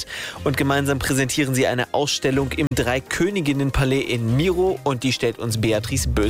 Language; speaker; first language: German; native; German